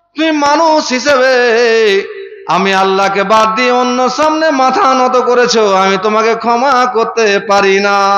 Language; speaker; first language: Bangla; non-native, fluent; Urdu